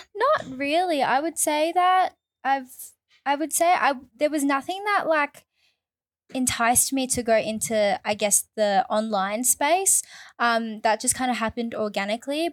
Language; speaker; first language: English; early bilingual, other home language; Filipino